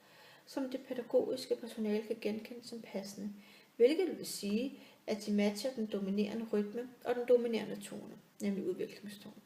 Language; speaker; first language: Danish; native; Danish